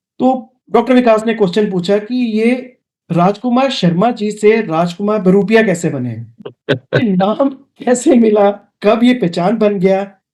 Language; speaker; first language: Hindi; non-native, local second language; Dogri